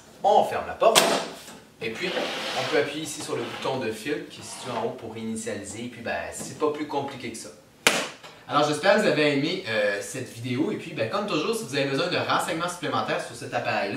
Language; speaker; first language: French; native; French